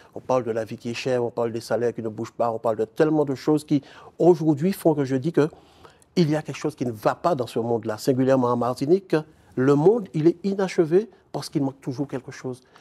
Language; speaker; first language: French; native; French